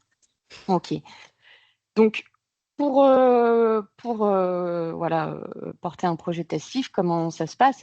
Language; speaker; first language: French; native; French